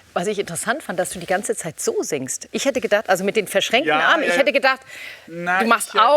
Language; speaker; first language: German; native; German